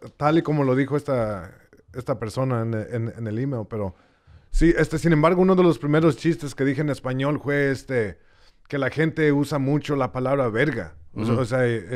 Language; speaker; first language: Spanish; early bilingual, heritage; Spanish